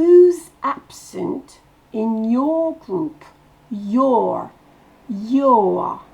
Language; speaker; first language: English; non-native, fluent; French